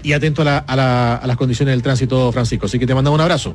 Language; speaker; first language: Spanish; native; Spanish